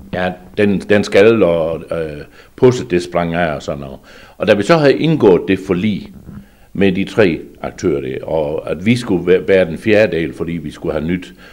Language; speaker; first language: Danish; native; Danish